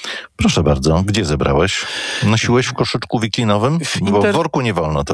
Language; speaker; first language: Polish; native; Polish